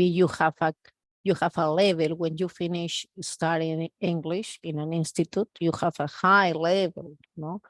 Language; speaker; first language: English; non-native, learner; Spanish